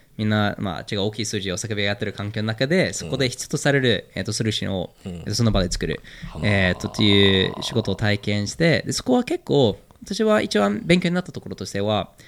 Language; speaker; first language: Japanese; non-native, fluent; English